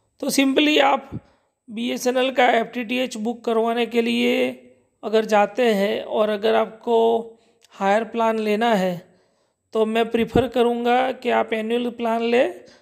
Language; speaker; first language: Hindi; non-native, local second language; Gujarati